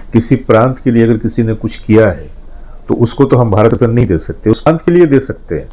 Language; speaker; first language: Hindi; native; Hindi